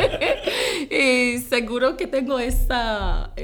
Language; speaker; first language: Spanish; non-native, fluent; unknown